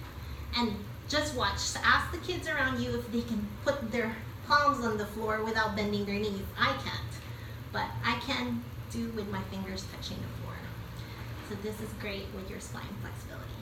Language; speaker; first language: English; native; English